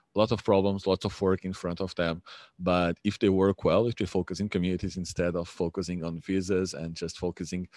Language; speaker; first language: English; non-native, fluent; Portuguese